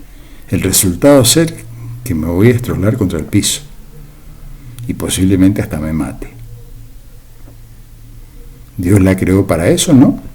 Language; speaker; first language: Spanish; native; Spanish